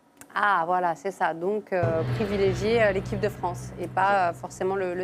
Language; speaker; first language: French; native; French